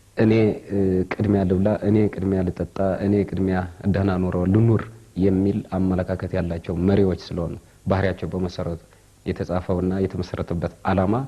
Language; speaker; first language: Amharic; non-native, local second language; Tigrinya